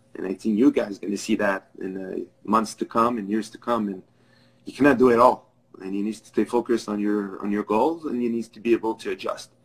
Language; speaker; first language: English; non-native, fluent; French